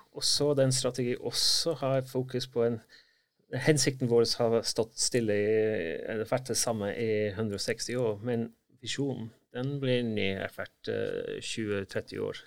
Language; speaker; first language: Norwegian; non-native, fluent; English